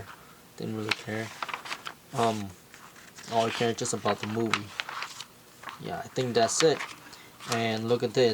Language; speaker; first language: English; non-native, fluent; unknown